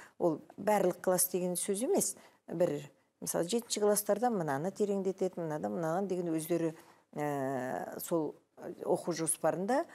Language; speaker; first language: Kazakh; native; Kazakh